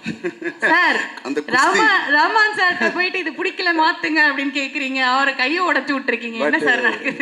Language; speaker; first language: Tamil; native; Tamil